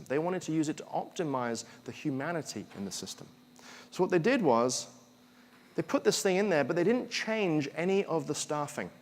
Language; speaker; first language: English; native; English